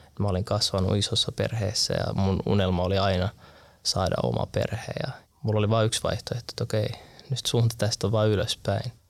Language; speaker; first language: Finnish; early bilingual, other home language; Arabic